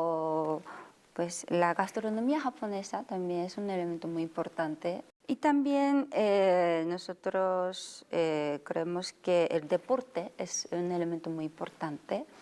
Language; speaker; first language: Spanish; non-native, fluent; Japanese